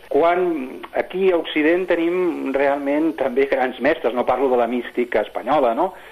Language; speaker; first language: Catalan; non-native, local second language; Spanish